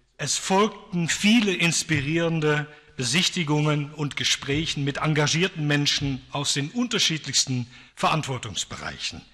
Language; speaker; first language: German; non-native, fluent; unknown